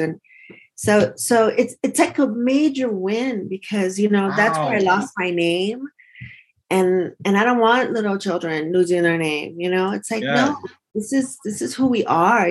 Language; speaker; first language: English; early bilingual, other home language; Spanish